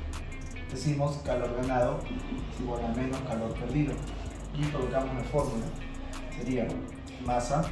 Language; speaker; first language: Spanish; native; Spanish